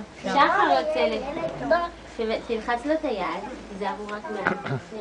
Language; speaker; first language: Hebrew; native; Hebrew